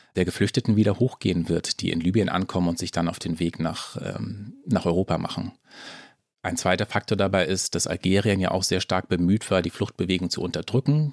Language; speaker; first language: German; native; German